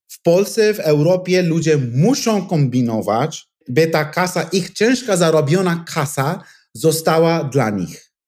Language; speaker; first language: Polish; non-native, fluent; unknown